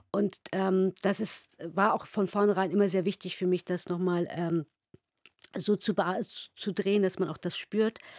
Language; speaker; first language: German; early bilingual, other home language; Turkish